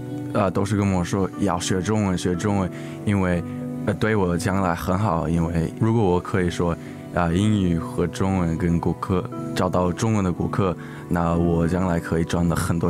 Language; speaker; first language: Chinese; early bilingual, heritage; English